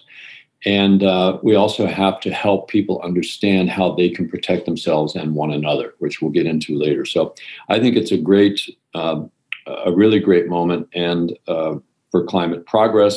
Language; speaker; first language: English; native; English